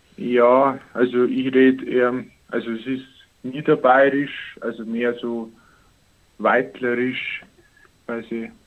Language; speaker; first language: German; native; German